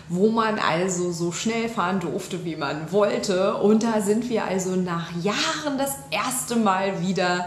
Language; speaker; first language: German; native; German